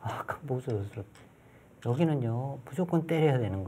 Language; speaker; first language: Korean; native; Korean